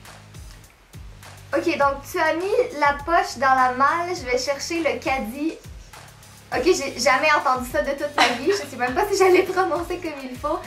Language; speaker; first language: French; native; French